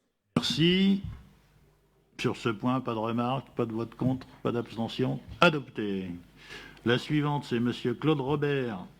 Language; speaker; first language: French; native; French